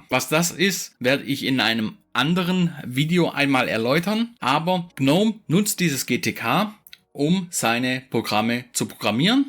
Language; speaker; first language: German; native; German